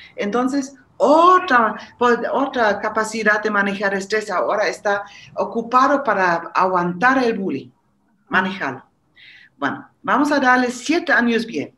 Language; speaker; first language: Spanish; non-native, fluent; German